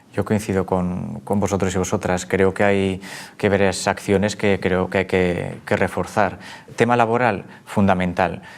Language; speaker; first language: Spanish; native; Spanish